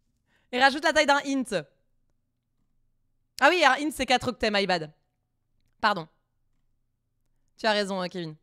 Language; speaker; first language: French; native; French